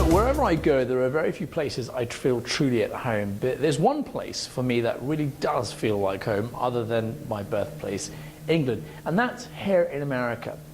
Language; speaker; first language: English; native; English